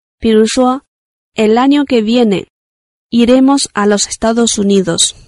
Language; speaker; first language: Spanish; non-native, fluent; Chinese